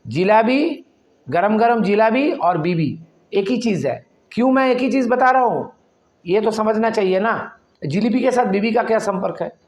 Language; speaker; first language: Hindi; non-native, local second language; Bangla